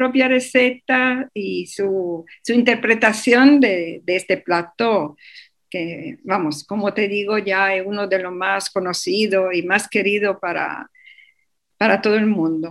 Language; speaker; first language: Spanish; non-native, fluent; Italian